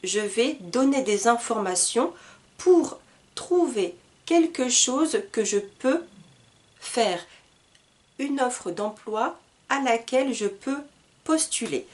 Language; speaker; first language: French; native; French